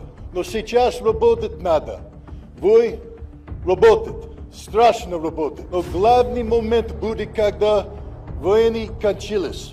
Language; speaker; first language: Russian; non-native, learner; English